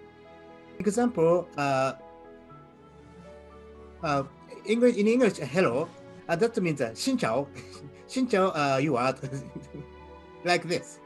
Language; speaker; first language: English; non-native, learner; Japanese